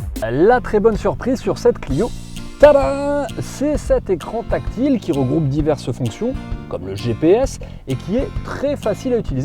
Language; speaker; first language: French; native; French